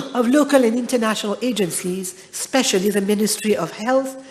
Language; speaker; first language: English; non-native, local second language; Morisyen